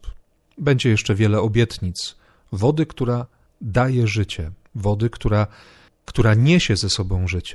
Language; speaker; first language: Polish; native; Polish